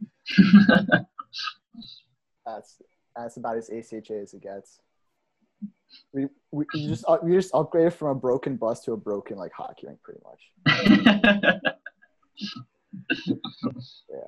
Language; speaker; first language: English; native; English